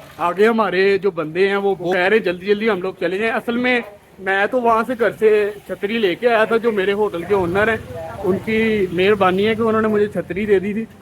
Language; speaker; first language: Urdu; non-native, local second language; Punjabi